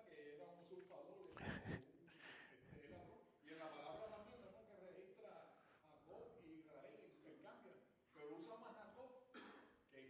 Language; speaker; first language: Spanish; native; Spanish